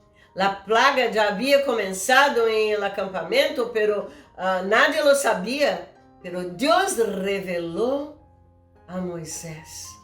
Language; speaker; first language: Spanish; non-native, fluent; Portuguese